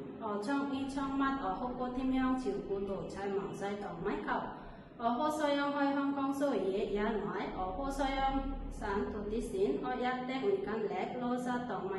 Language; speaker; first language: Cantonese; non-native, learner; Bangla